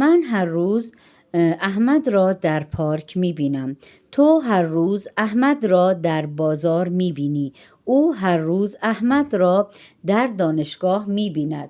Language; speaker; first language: Persian; non-native, fluent; Urdu